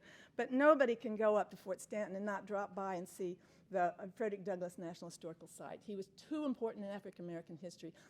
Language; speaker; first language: English; native; English